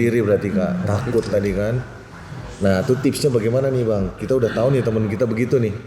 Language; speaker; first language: Indonesian; native; Indonesian